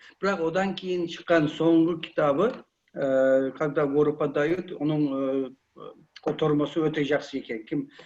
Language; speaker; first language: Kyrgyz; non-native, learner; Kazakh